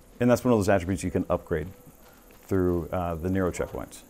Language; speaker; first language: English; native; English